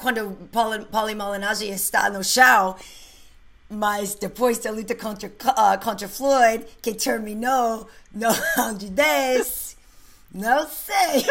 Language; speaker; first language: Portuguese; non-native, learner; English